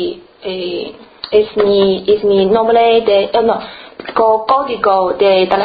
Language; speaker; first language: Spanish; non-native, learner; Chinese